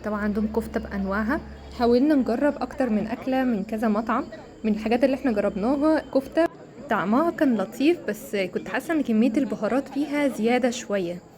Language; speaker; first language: Arabic; native; Arabic